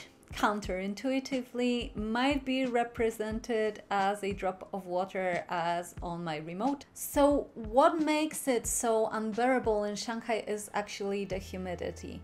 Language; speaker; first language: English; non-native, fluent; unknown